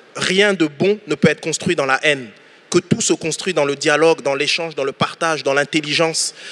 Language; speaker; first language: French; native; French